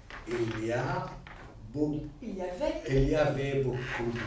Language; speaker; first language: French; non-native, learner; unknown